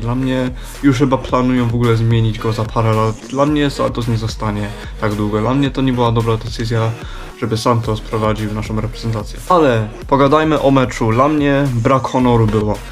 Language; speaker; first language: Polish; early bilingual, heritage; Polish